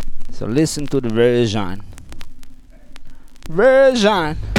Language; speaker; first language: English; non-native, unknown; Hebrew